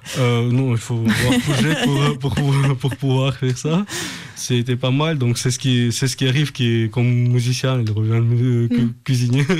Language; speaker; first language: French; non-native, learner; Russian